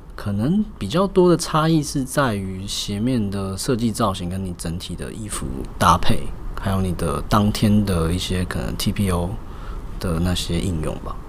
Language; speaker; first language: Chinese; native; Chinese